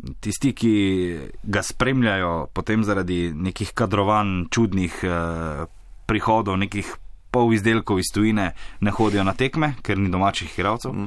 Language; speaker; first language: Slovenian; native; Slovenian